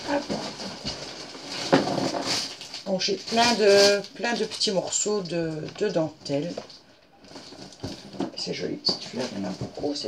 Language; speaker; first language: French; native; French